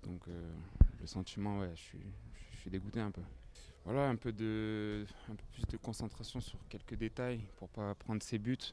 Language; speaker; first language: French; native; French